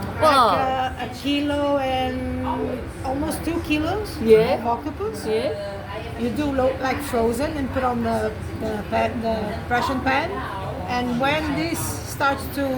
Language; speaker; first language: English; non-native, learner; Portuguese